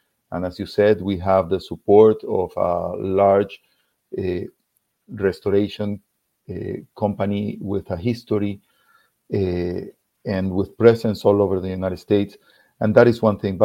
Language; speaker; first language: English; non-native, fluent; Spanish